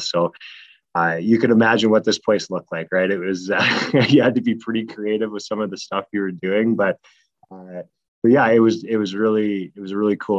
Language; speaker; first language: English; native; English